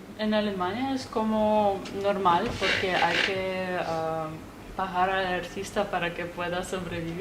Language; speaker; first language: Spanish; non-native, fluent; German